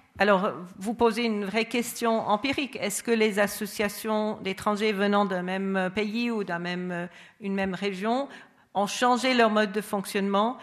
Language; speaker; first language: French; non-native, fluent; English